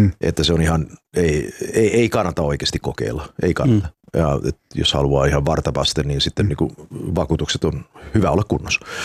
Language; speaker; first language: Finnish; early bilingual, heritage; Finnish